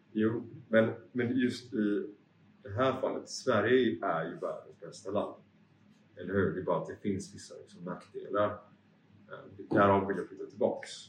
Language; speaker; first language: Swedish; early bilingual, other home language; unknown